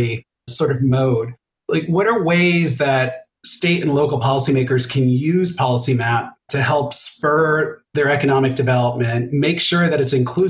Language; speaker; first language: English; native; English